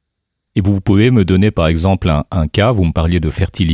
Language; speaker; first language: French; native; French